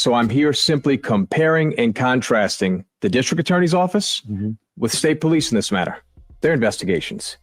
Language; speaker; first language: English; native; English